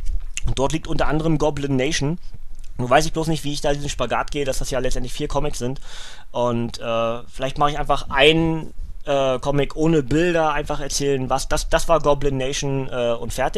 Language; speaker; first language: German; native; German